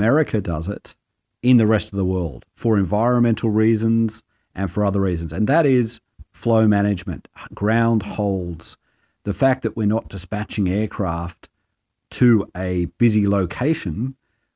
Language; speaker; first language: English; native; English